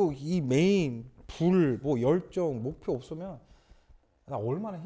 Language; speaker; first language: Korean; early bilingual, other home language; English